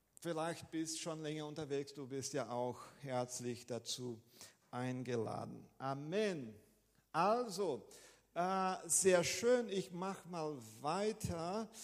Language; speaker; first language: German; non-native, fluent; Portuguese